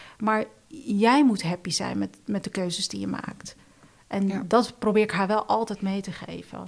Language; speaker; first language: Dutch; early bilingual, other home language; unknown